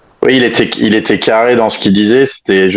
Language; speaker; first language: French; native; French